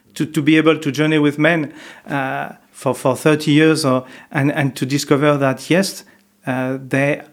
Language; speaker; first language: English; non-native, fluent; French